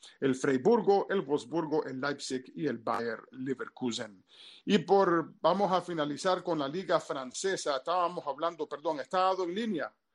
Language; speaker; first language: Spanish; early bilingual, heritage; Spanish